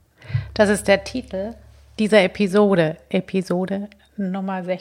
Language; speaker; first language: German; native; German